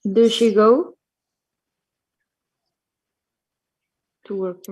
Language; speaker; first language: English; non-native, learner; Spanish